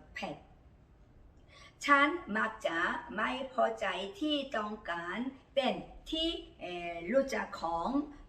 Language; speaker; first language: Thai; non-native, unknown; Korean